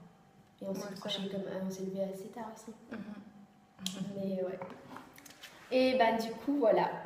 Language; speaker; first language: French; native; French